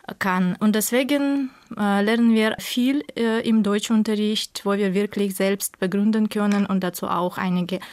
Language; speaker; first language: German; non-native, fluent; Russian